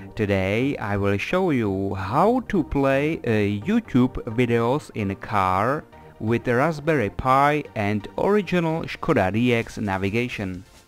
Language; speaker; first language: English; non-native, learner; Czech